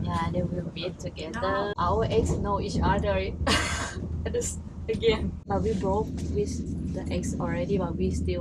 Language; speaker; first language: English; non-native, learner; Thai